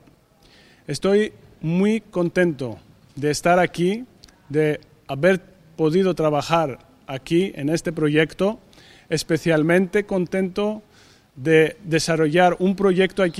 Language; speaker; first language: Spanish; non-native, fluent; Greek